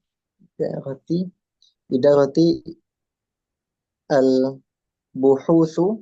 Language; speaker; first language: Arabic; non-native, learner; Indonesian